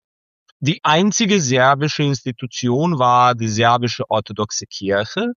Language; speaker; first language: German; non-native, fluent; Serbian